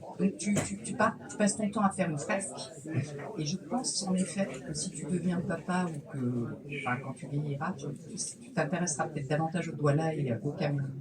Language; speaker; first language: French; native; French